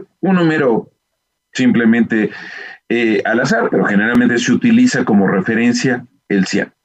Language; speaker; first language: Spanish; native; Spanish